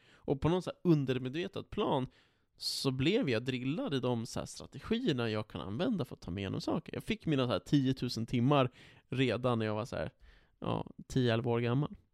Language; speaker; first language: Swedish; native; Swedish